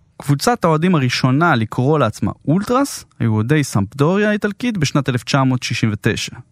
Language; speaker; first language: Hebrew; native; Hebrew